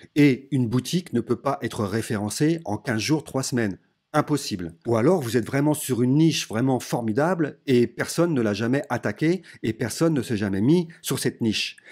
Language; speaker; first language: French; native; French